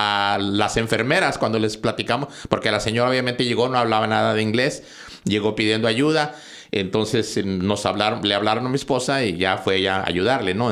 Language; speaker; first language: Spanish; native; Spanish